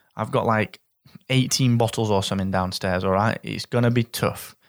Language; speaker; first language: English; native; English